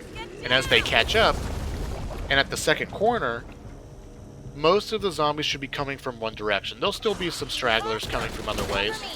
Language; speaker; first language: English; native; English